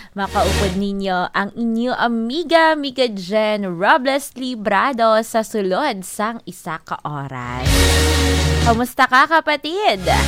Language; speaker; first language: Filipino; non-native, local second language; Hiligaynon